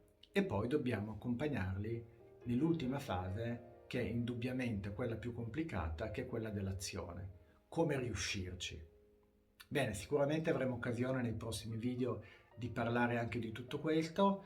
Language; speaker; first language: Italian; native; Italian